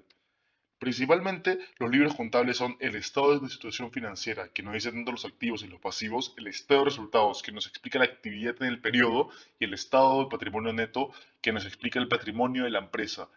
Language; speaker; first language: Spanish; native; Spanish